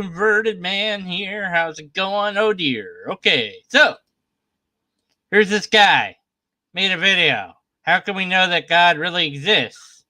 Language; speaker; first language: English; native; English